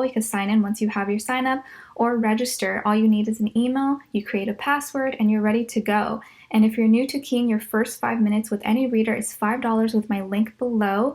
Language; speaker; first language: English; native; English